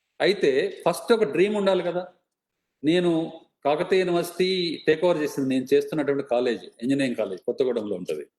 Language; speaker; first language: Telugu; native; Telugu